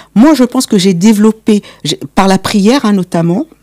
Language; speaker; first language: French; native; French